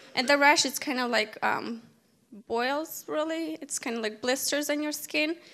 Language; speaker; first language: English; native; English